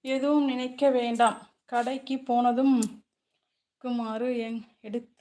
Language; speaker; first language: Tamil; native; Tamil